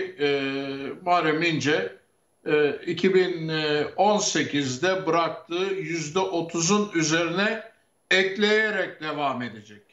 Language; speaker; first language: Turkish; native; Turkish